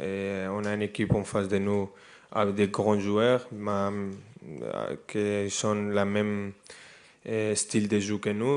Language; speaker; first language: French; non-native, fluent; Spanish